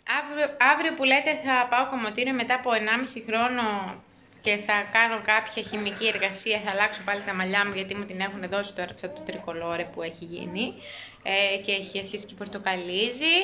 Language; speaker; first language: Greek; native; Greek